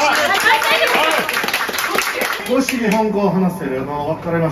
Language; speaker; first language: Japanese; non-native, learner; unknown